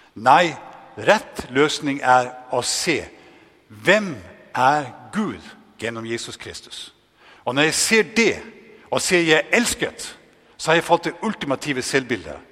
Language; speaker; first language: Norwegian; native; Norwegian